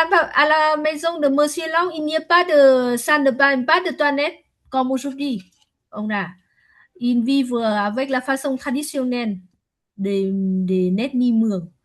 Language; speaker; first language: French; non-native, learner; Vietnamese